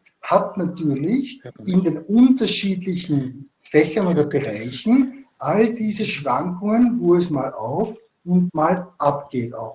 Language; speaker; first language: German; native; German